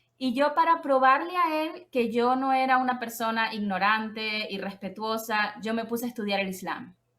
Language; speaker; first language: Spanish; native; Spanish